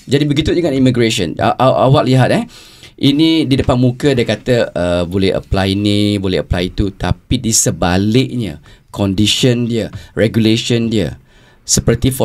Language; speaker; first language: Malay; native; Malay